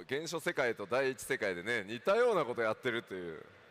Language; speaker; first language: Japanese; native; Japanese